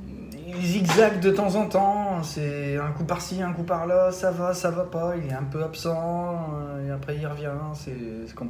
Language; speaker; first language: French; native; French